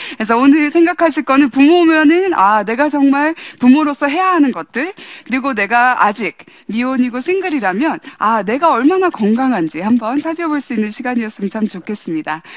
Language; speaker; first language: Korean; early bilingual, heritage; English